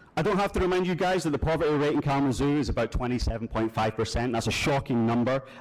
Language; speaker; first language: English; native; English